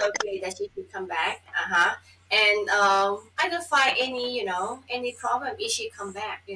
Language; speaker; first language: English; non-native, fluent; Thai